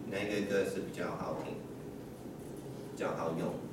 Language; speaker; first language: Chinese; non-native, learner; English